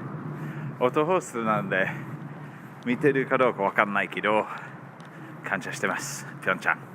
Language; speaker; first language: Japanese; non-native, learner; English